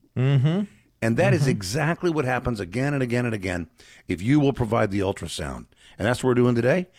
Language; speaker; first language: English; native; English